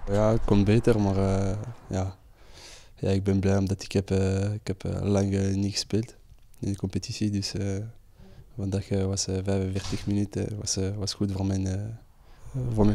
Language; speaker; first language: Dutch; non-native, fluent; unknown